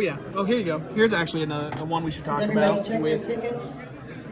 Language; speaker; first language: English; native; English